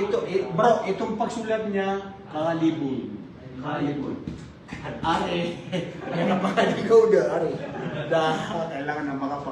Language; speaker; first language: Filipino; non-native, local second language; Maranao